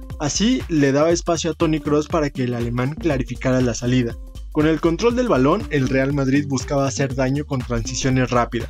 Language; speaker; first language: Spanish; native; Spanish